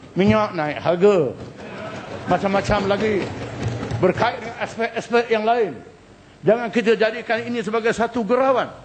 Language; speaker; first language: Malay; native; Malay